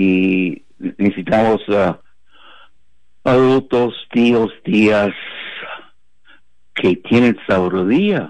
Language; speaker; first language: Spanish; non-native, fluent; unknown